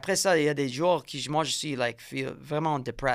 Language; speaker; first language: French; non-native, learner; English